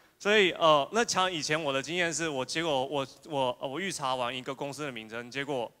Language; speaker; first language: Chinese; native; Chinese